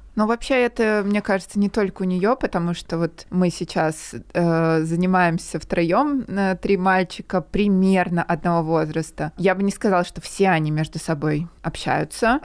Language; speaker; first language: Russian; native; Russian